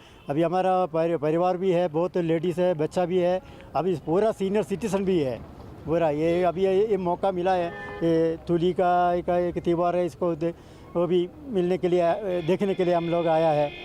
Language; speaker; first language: Hindi; non-native, local second language; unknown